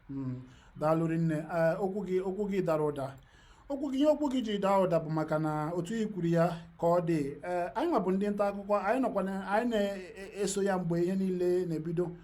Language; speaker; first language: Igbo; native; Igbo